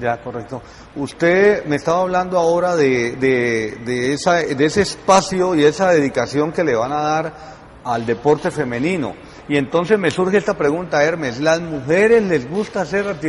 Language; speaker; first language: Spanish; native; Spanish